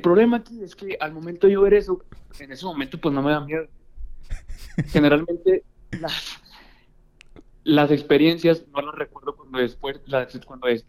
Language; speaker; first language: Spanish; native; Spanish